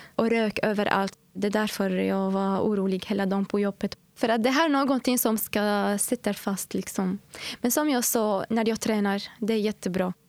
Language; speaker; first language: Swedish; non-native, fluent; Arabic